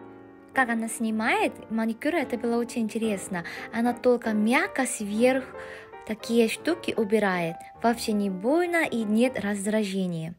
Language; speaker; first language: Russian; non-native, fluent; Korean